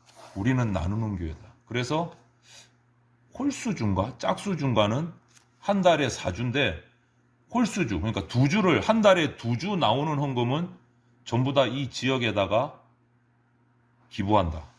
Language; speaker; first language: Korean; native; Korean